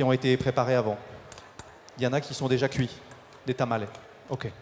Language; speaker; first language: French; native; French